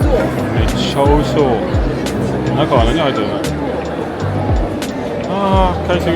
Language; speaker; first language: Japanese; non-native, fluent; French